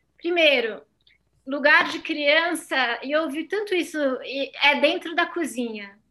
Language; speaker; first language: Portuguese; native; Portuguese